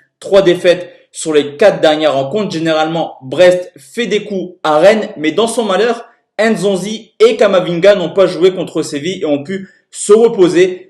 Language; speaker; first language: French; native; French